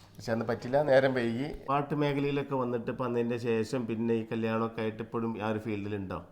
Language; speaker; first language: Malayalam; native; Malayalam